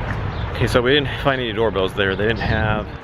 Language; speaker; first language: English; native; English